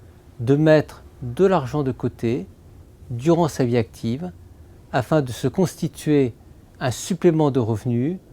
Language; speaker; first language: French; native; French